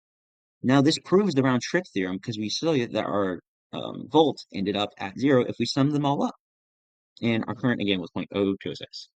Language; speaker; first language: English; native; English